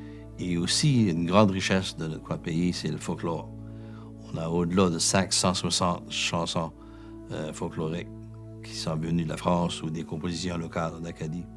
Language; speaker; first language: French; native; French